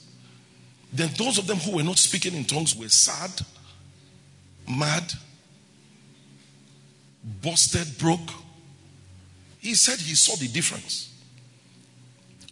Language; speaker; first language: English; non-native, local second language; Bini